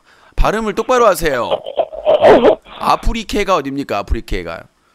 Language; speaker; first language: Korean; native; Korean